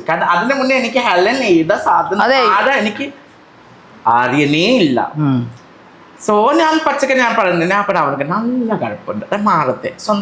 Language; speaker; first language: Malayalam; non-native, fluent; Assamese